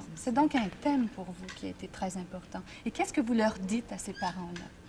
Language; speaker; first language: French; native; French